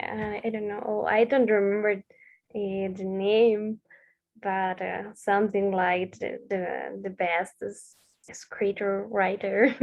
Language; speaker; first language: English; non-native, learner; Spanish